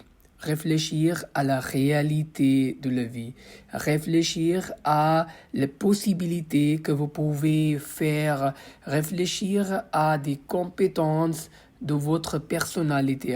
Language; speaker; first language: French; non-native, fluent; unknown